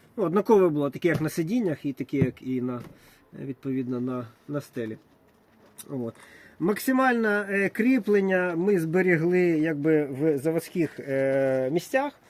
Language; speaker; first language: Ukrainian; non-native, local second language; Russian